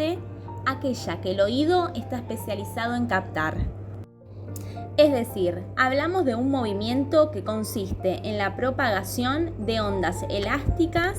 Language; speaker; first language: Spanish; native; Spanish